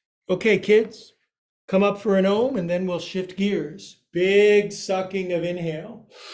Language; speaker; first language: English; native; English